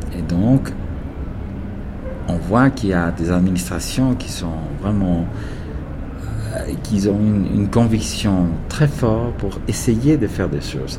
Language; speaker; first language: French; non-native, fluent; Spanish